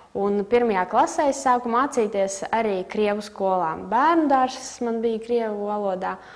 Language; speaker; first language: Latvian; non-native, local second language; Russian